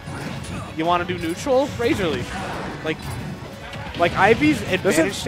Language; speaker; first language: English; native; English